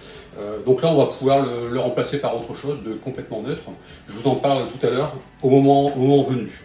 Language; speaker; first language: French; native; French